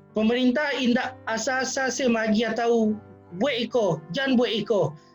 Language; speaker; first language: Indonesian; non-native, local second language; Minangkabau